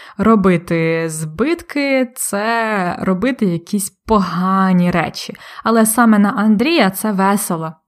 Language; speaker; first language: Ukrainian; native; Ukrainian